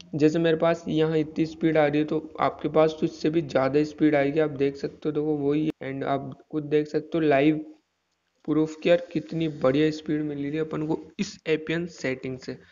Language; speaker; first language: Hindi; native; Hindi